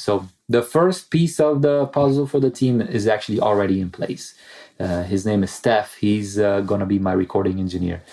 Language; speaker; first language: English; non-native, fluent; Italian